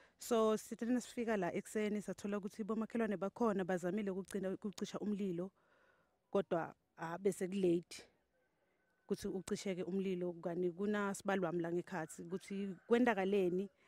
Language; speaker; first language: Zulu; non-native, local second language; Swati